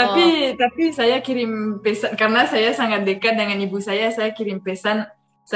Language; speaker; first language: Indonesian; non-native, fluent; French